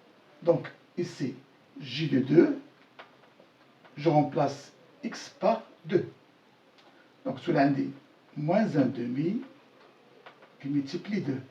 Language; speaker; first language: French; non-native, local second language; Arabic